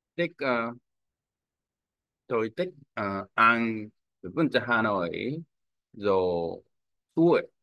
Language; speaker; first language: Vietnamese; non-native, learner; Korean